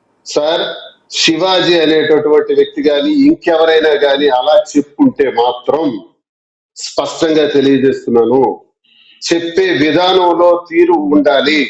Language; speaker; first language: Telugu; native; Telugu